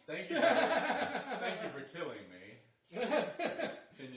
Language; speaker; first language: English; native; English